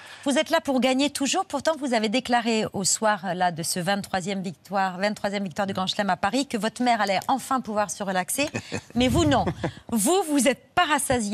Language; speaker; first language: French; native; French